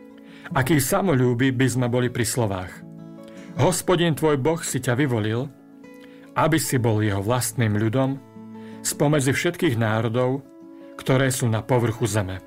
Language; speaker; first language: Slovak; native; Slovak